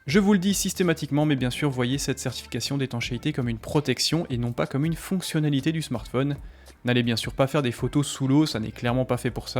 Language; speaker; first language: French; native; French